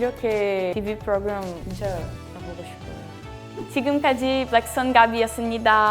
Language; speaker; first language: Korean; non-native, learner; Portuguese